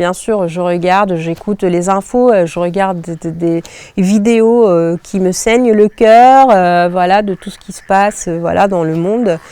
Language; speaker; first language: French; non-native, local second language; Arabic